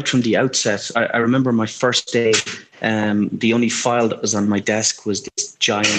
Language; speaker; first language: English; native; English